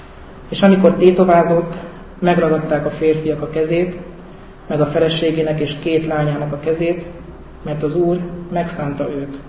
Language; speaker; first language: Hungarian; native; Hungarian